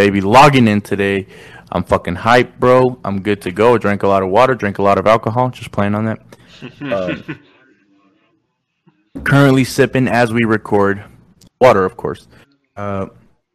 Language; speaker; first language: English; non-native, fluent; Spanish